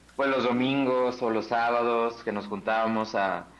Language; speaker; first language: Spanish; native; Spanish